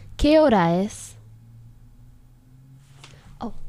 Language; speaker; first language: Spanish; non-native, learner; French